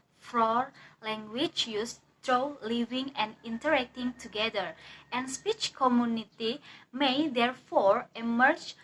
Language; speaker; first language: English; non-native, learner; Indonesian